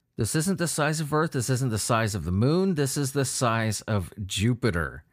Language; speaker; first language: English; native; English